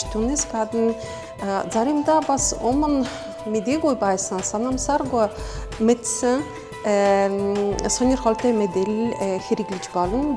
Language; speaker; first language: Mongolian; non-native, fluent; Polish